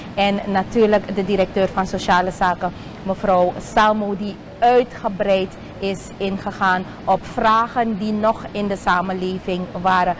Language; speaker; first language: Dutch; native; Dutch